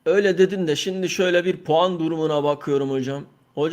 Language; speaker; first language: Turkish; native; Turkish